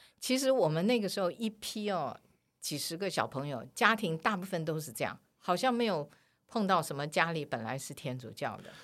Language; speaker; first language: Chinese; native; Chinese